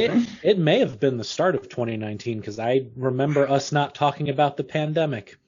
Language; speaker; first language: English; native; English